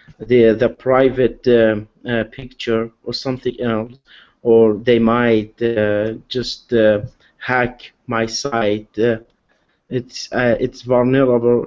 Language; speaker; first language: English; non-native, learner; Arabic